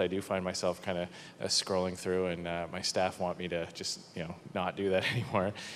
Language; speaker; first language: English; native; English